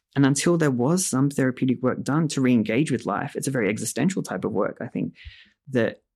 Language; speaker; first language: English; native; English